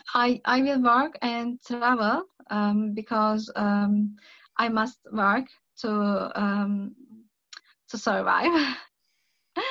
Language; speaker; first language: English; non-native, learner; Turkish